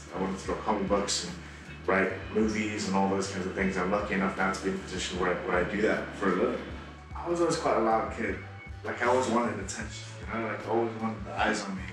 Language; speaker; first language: English; native; English